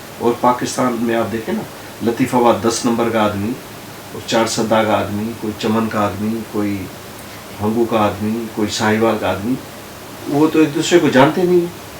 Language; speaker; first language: Urdu; non-native, local second language; Sindhi